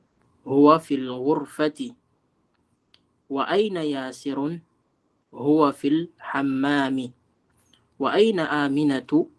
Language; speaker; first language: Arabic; non-native, fluent; Filipino